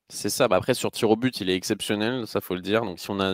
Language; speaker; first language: French; native; French